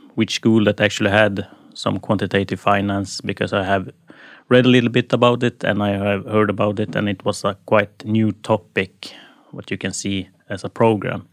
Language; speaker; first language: English; non-native, fluent; Swedish